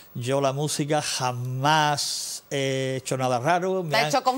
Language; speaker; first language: Spanish; native; Spanish